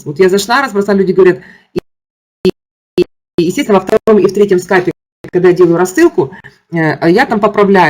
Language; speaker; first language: Russian; native; Russian